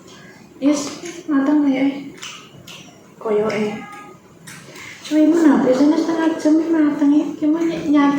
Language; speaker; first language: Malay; non-native, local second language; Javanese